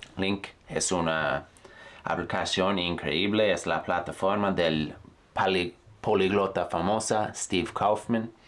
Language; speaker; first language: Spanish; non-native, fluent; English